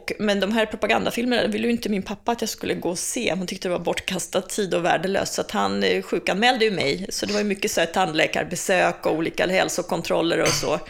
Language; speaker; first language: Swedish; early bilingual, other home language; Czech